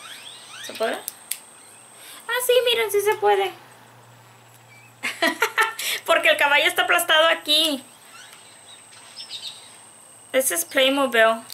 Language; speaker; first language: Spanish; native; Spanish